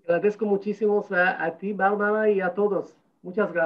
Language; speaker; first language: Spanish; non-native, fluent; Hebrew